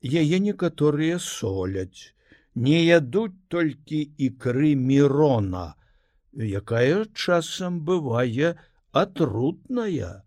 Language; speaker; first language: Belarusian; non-native, local second language; Russian